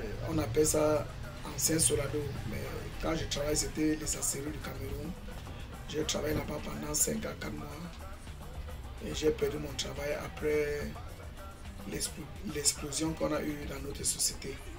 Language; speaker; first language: French; non-native, local second language; English